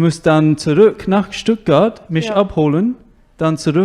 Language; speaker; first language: German; non-native, learner; English